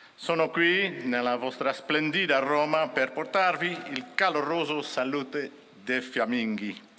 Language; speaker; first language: Italian; non-native, learner; Dutch